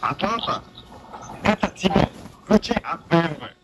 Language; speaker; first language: Russian; non-native, learner; Uzbek